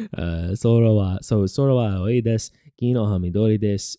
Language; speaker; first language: Japanese; non-native, learner; English